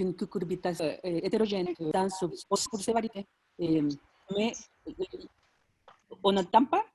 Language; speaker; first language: French; non-native, fluent; Spanish